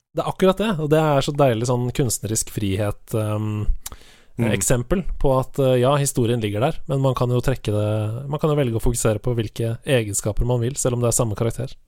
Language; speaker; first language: Norwegian; native; Norwegian